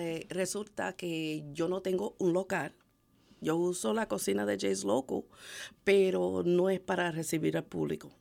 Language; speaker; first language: Spanish; early bilingual, heritage; Spanish